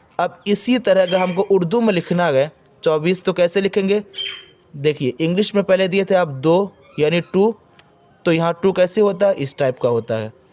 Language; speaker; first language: Hindi; native; Hindi